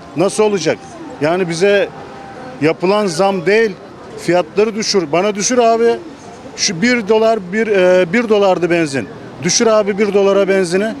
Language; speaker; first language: Turkish; native; Turkish